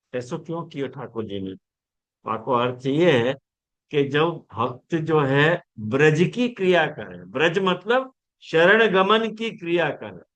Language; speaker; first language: Hindi; non-native, local second language; Gujarati